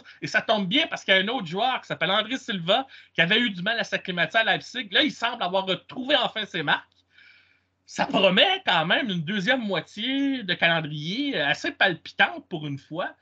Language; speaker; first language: French; native; French